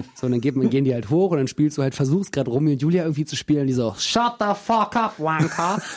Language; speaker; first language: German; early bilingual, other home language; Russian